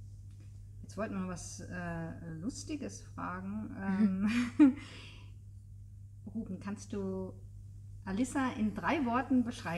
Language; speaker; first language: German; native; German